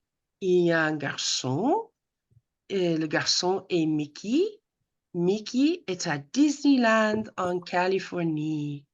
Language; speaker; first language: French; non-native, fluent; English